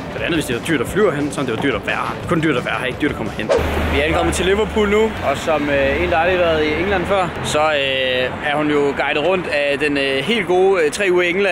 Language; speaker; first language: Danish; native; Danish